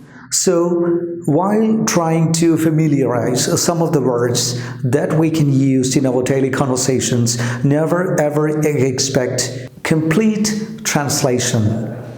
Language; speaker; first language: English; non-native, local second language; Malayalam